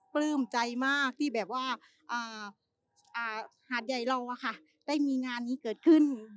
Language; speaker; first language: Thai; native; Thai